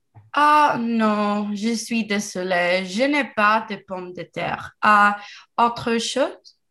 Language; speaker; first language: French; non-native, learner; English